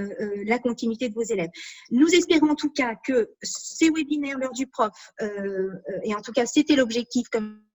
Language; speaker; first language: French; native; French